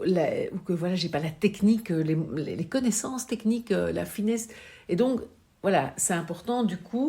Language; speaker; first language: French; native; French